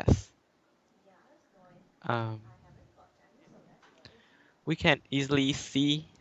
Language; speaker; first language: English; non-native, learner; Chinese